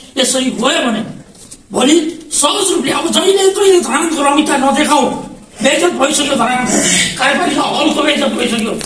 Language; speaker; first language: Nepali; native; Nepali